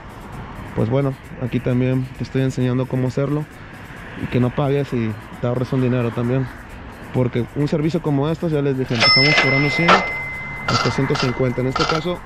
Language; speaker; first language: Spanish; native; Spanish